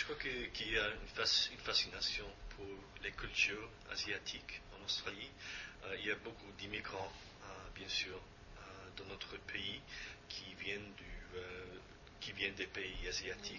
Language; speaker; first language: French; non-native, fluent; English